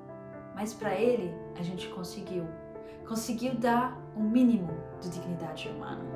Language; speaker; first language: Portuguese; non-native, fluent; Arabic